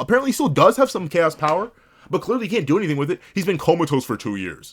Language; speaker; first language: English; native; English